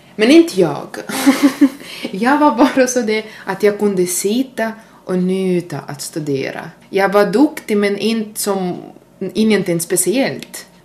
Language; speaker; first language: Swedish; non-native, fluent; Russian